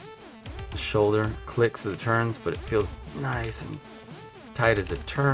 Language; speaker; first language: English; native; English